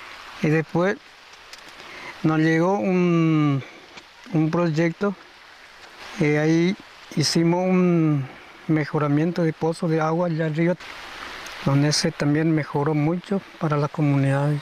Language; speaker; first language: Spanish; non-native, local second language; Guarani